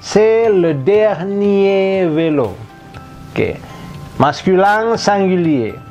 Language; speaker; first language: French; non-native, fluent; Indonesian